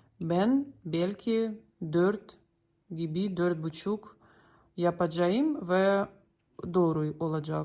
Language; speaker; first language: Turkish; non-native, learner; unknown